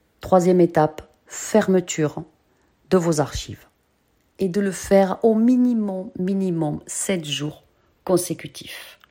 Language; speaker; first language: French; native; French